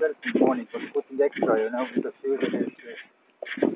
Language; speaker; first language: English; non-native, learner; Estonian